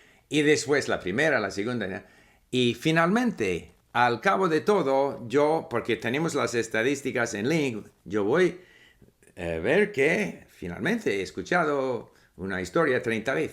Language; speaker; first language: Spanish; non-native, fluent; English